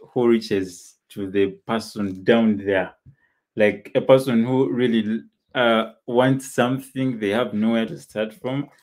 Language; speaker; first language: English; non-native, local second language; Ganda